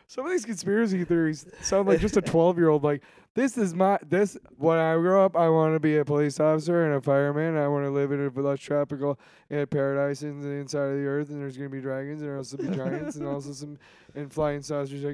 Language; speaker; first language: English; native; English